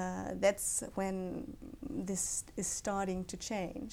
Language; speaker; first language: English; non-native, fluent; German